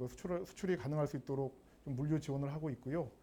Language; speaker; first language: Korean; native; Korean